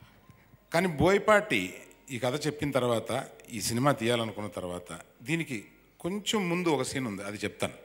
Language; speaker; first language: Telugu; native; Telugu